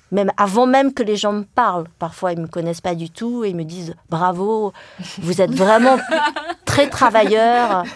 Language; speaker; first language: French; early bilingual, other home language; Vietnamese